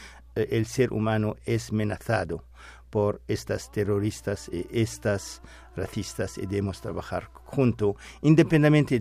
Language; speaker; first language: Spanish; non-native, fluent; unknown